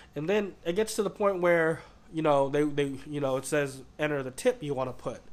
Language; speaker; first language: English; native; English